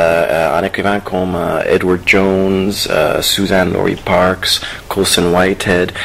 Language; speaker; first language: French; non-native, fluent; English